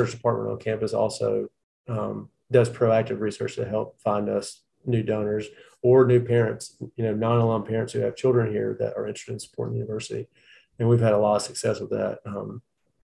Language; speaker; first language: English; native; English